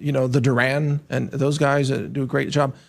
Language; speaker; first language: English; native; English